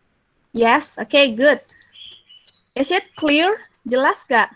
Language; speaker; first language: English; non-native, fluent; Indonesian